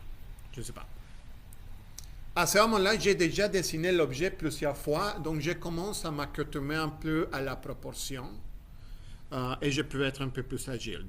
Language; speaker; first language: French; non-native, fluent; Spanish